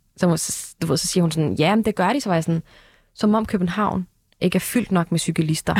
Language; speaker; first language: Danish; early bilingual, other home language; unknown